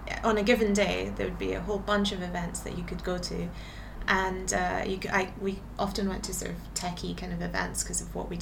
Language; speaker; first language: English; native; English